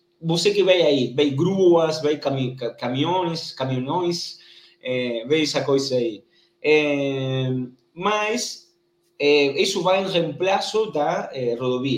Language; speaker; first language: Portuguese; non-native, learner; Spanish